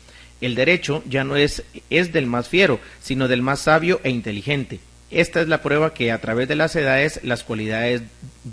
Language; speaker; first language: Spanish; native; Spanish